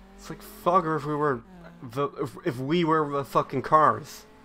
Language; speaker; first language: English; native; English